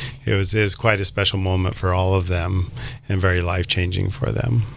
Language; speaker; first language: English; native; English